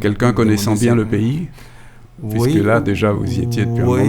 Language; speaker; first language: French; native; French